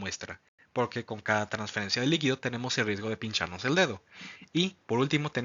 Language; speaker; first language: Spanish; native; Spanish